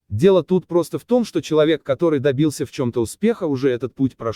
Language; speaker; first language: Russian; native; Russian